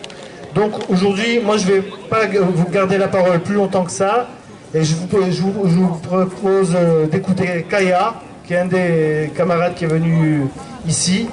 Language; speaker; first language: French; native; French